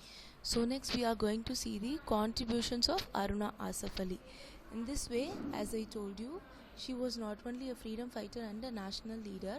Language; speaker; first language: English; non-native, local second language; Tamil